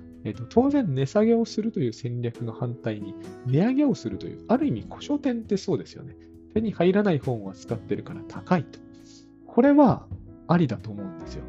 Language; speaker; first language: Japanese; native; Japanese